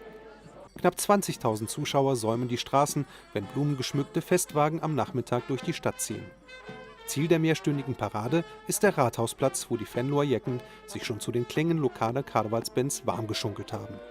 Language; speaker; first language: German; native; German